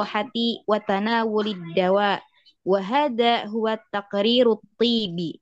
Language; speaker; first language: Arabic; non-native, learner; Indonesian